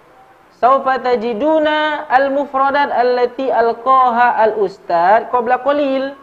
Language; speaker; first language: Arabic; non-native, learner; Indonesian